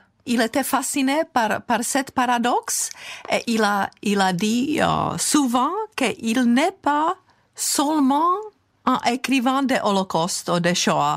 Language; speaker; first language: French; non-native, fluent; Czech